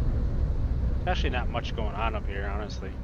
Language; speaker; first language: English; native; English